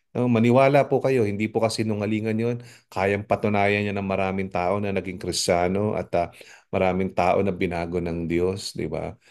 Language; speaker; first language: Filipino; native; Filipino